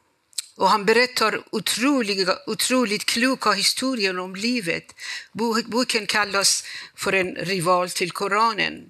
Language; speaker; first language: Swedish; non-native, fluent; Persian